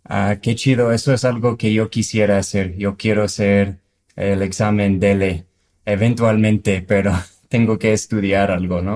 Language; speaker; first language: Spanish; non-native, fluent; English